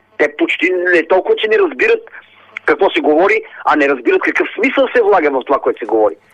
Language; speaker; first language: Bulgarian; native; Bulgarian